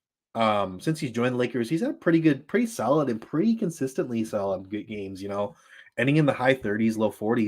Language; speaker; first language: English; native; English